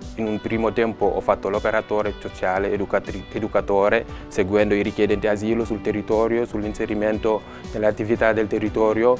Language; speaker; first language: Italian; non-native, fluent; Wolof